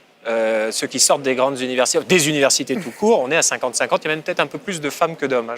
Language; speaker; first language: French; native; French